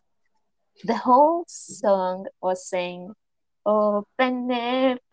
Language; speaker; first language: English; non-native, fluent; Spanish